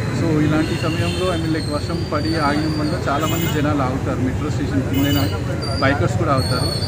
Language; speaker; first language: Telugu; native; Telugu